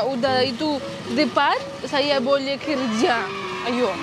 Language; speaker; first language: Indonesian; non-native, learner; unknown